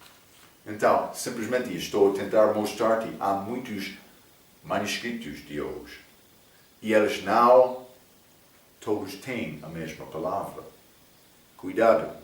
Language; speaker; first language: Portuguese; non-native, fluent; English